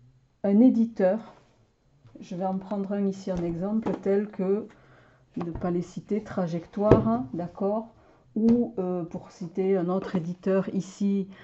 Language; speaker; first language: French; native; French